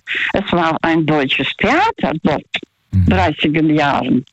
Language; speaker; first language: German; non-native, fluent; Russian